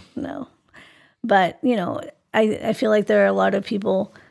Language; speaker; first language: English; early bilingual, other home language; Spanish